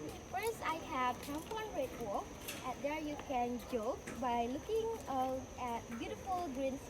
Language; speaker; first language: English; non-native, learner; Indonesian